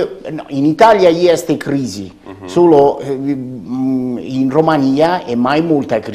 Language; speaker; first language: Romanian; non-native, learner; Italian